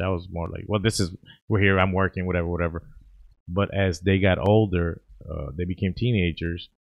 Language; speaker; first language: English; early bilingual, other home language; Spanish